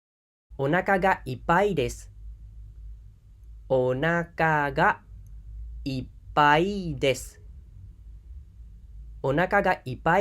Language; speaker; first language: Japanese; non-native, fluent; Khmer